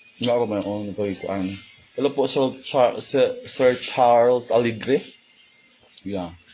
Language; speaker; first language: Filipino; non-native, local second language; Cebuano